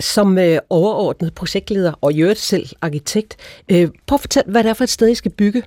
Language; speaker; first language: Danish; native; Danish